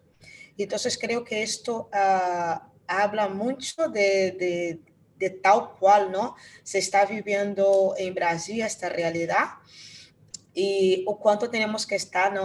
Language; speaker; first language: Spanish; non-native, fluent; Portuguese